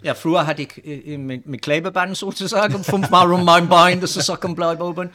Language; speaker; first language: German; non-native, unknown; English